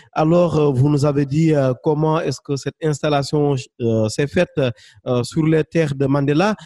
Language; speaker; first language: French; non-native, local second language; Wolof